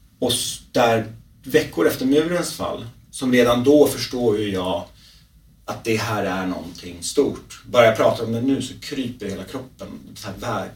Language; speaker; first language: Swedish; early bilingual, other home language; Czech